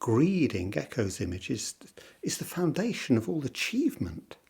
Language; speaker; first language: English; native; English